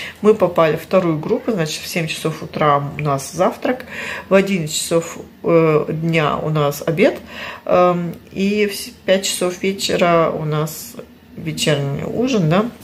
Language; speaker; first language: Russian; early bilingual, heritage; Russian